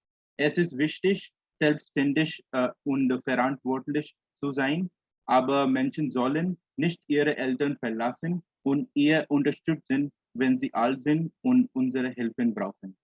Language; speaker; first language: German; non-native, fluent; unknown